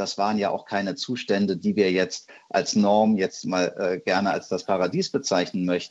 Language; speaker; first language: German; native; German